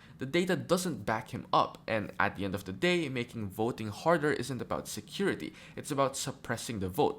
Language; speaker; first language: English; native; English